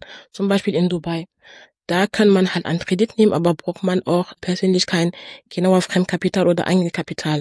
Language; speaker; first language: German; early bilingual, other home language; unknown